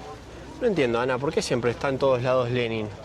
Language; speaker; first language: Spanish; native; Spanish